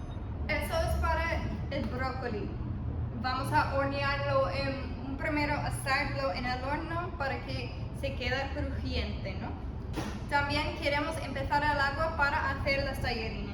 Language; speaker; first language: Spanish; early bilingual, heritage; Spanish